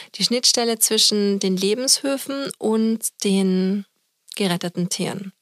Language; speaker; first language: German; native; German